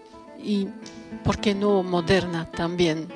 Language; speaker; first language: Spanish; non-native, fluent; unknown